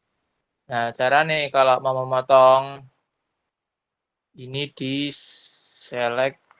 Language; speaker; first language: Indonesian; non-native, local second language; Javanese